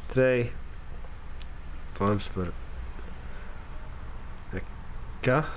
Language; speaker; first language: Swedish; non-native, learner; English